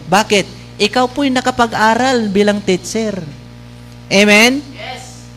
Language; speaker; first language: Filipino; non-native, local second language; Bikol